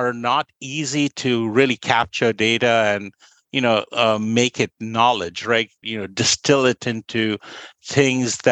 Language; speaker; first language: English; non-native, local second language; Bangla